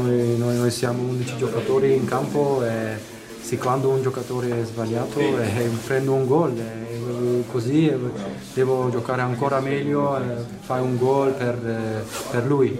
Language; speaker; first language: Italian; non-native, learner; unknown